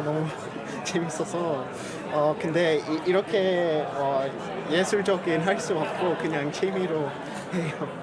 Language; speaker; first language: Korean; non-native, learner; English